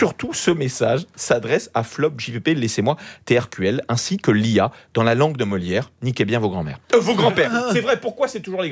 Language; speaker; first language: French; native; French